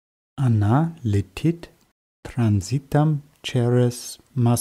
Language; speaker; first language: Russian; non-native, learner; German